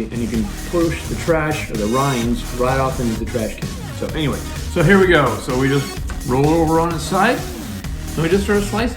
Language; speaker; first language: English; native; English